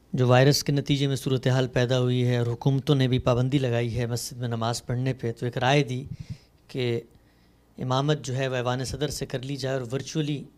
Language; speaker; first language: Urdu; native; Urdu